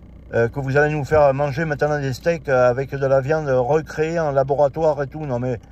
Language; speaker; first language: French; native; French